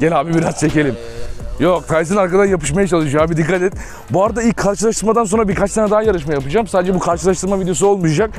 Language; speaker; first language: Turkish; native; Turkish